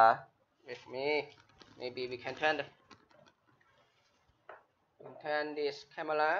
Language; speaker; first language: English; non-native, learner; Chinese